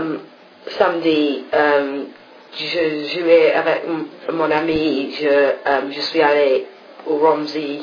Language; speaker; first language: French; non-native, learner; English